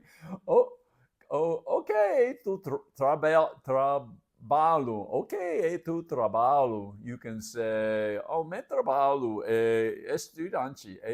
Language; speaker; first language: Portuguese; non-native, learner; English